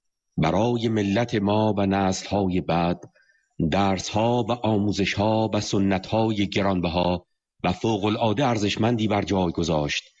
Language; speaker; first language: Persian; native; Persian